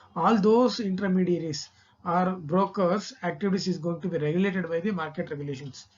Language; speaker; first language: English; non-native, local second language; Kannada